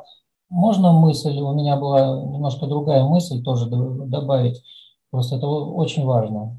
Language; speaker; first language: Russian; native; Russian